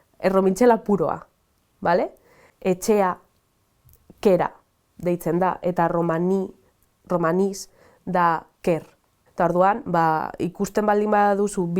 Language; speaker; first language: Basque; non-native, local second language; Spanish